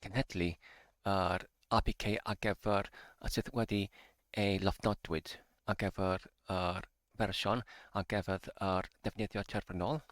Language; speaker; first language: Welsh; non-native, learner; English